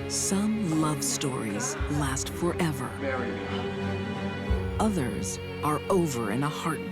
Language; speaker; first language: English; native; English